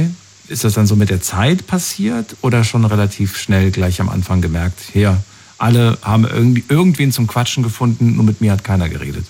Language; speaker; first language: German; native; German